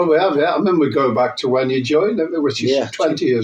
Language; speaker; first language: English; native; English